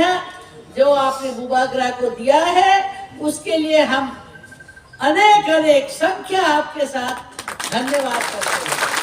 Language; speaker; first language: Hindi; non-native, local second language; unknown